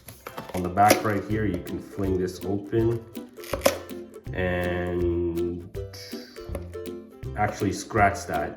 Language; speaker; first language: English; native; English